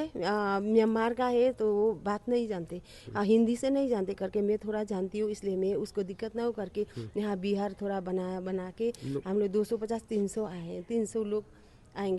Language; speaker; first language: Hindi; non-native, learner; Nepali